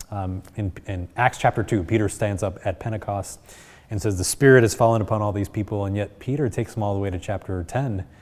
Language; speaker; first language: English; early bilingual, other home language; Spanish